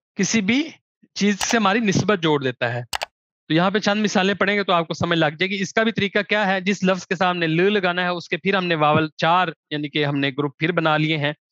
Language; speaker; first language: Urdu; non-native, local second language; Punjabi